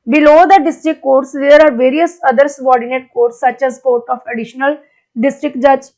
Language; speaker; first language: English; non-native, local second language; Punjabi